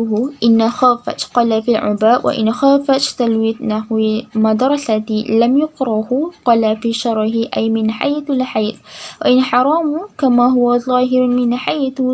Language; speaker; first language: Arabic; non-native, learner; Malay